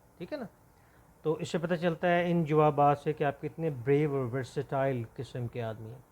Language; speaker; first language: Urdu; non-native, local second language; Punjabi